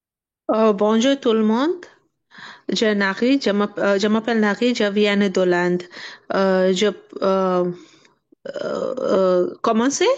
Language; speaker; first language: French; non-native, learner; Dutch